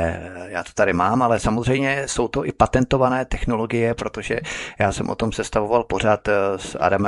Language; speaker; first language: Czech; native; Czech